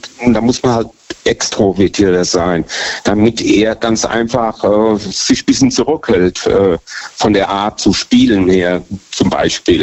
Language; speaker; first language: German; native; German